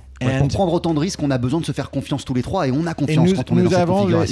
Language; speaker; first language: French; native; French